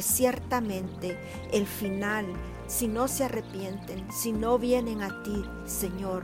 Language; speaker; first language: Spanish; native; Spanish